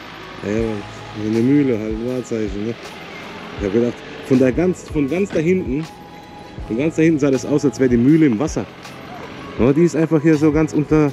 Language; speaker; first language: German; native; German